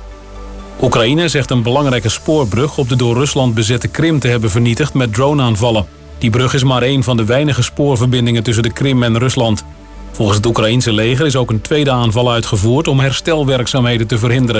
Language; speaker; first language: Dutch; native; Dutch